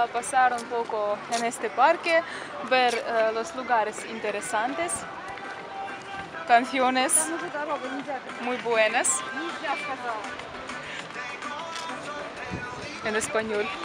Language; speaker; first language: Spanish; non-native, fluent; Russian